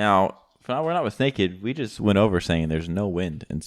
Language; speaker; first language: English; native; English